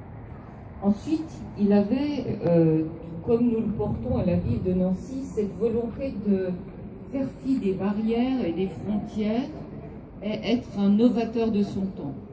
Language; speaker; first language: French; native; French